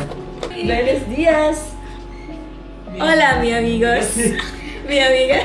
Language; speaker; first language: Spanish; non-native, learner; Filipino